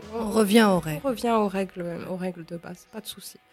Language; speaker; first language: French; non-native, local second language; Arabic